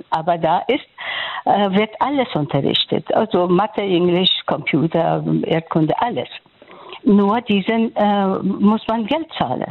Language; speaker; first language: German; non-native, fluent; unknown